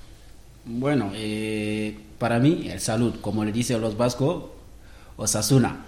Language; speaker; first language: Spanish; non-native, learner; Wolof